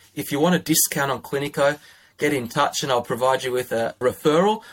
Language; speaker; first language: English; native; English